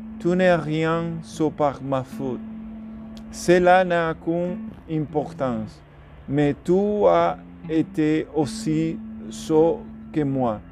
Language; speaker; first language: French; non-native, learner; Spanish